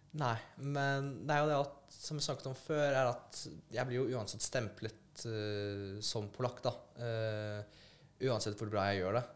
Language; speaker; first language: Norwegian; early bilingual, other home language; Polish